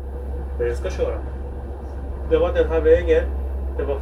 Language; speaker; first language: Swedish; non-native, learner; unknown